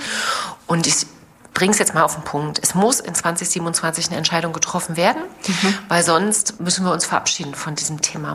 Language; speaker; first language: German; native; German